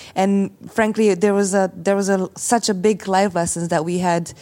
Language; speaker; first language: English; non-native, fluent; Slovak